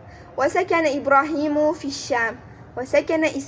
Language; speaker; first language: Arabic; non-native, fluent; Uzbek